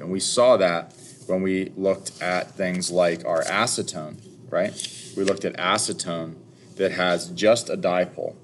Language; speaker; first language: English; native; English